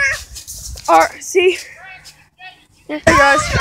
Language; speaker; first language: English; native; English